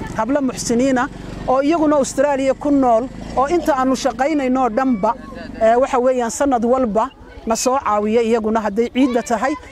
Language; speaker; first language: Somali; native; Somali